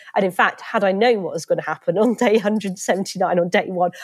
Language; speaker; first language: English; native; English